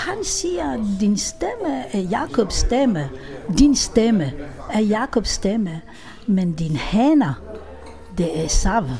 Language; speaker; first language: Danish; non-native, fluent; Hebrew